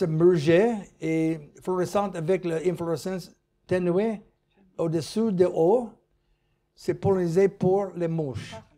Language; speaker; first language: French; non-native, learner; English